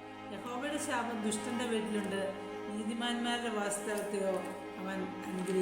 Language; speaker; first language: Malayalam; native; Malayalam